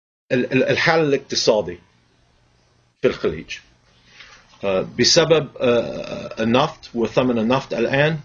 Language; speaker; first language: Arabic; non-native, fluent; English